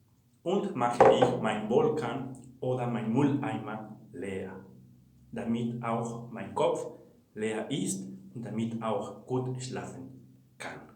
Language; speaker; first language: German; non-native, fluent; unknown